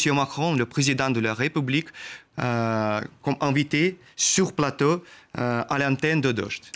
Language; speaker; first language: French; non-native, learner; Russian